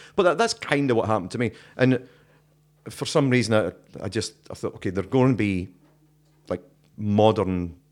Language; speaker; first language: English; native; English